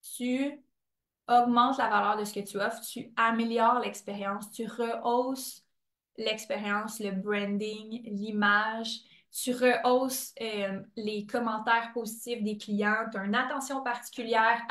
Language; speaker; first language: French; native; French